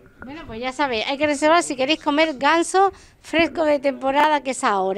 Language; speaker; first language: Spanish; native; Spanish